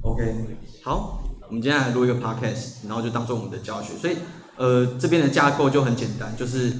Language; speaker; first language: Chinese; native; Chinese